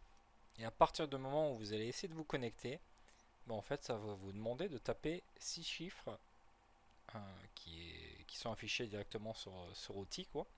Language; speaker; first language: French; native; French